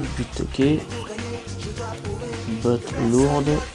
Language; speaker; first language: French; native; French